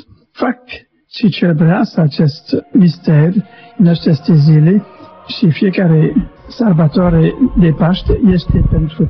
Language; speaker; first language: Romanian; non-native, learner; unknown